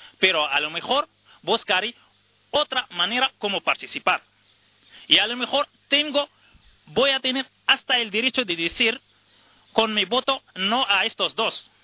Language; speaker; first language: Spanish; non-native, fluent; Arabic